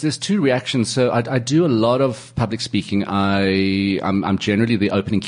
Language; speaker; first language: English; native; English